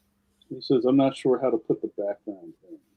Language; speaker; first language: English; native; English